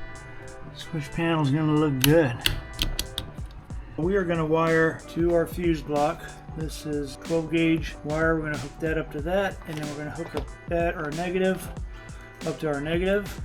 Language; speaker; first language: English; native; English